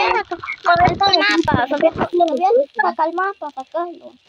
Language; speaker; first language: Spanish; native; Spanish